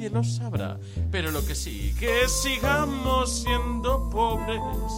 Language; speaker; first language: Spanish; native; Spanish